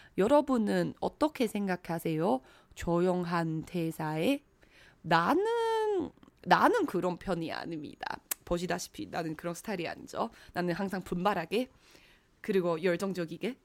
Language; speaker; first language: Korean; non-native, fluent; Chinese